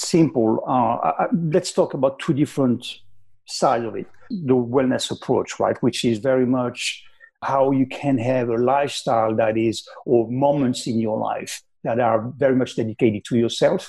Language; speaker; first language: English; non-native, fluent; French